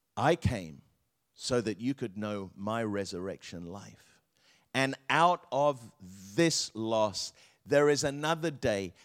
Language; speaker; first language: English; native; English